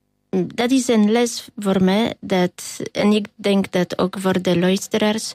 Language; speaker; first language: Dutch; non-native, learner; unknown